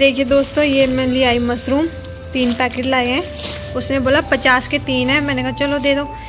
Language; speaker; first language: Hindi; non-native, local second language; Garhwali